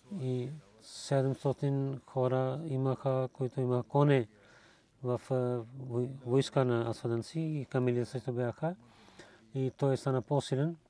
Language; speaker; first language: Bulgarian; non-native, learner; Urdu